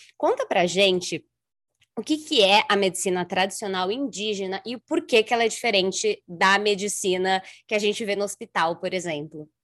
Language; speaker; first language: Portuguese; native; Portuguese